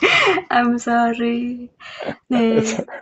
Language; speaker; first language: English; non-native, learner; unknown